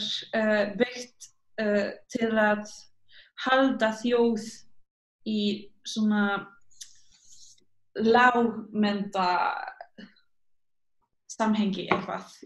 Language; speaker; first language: Icelandic; non-native, fluent; Polish